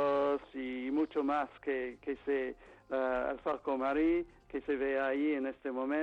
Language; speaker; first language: Spanish; non-native, fluent; English